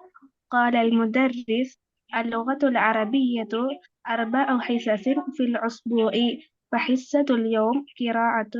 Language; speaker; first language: Arabic; non-native, learner; Tamil